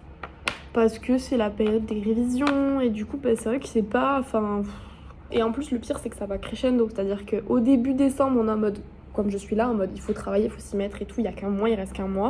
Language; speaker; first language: French; native; French